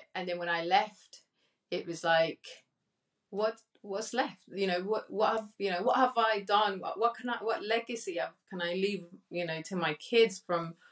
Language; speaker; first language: English; early bilingual, other home language; Spanish